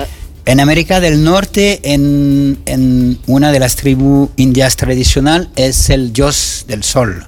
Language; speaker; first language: Spanish; non-native, learner; French